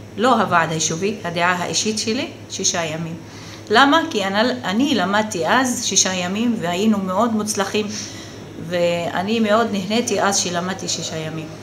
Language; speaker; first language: Hebrew; non-native, local second language; Arabic